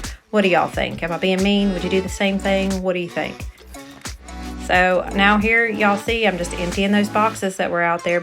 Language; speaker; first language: English; native; English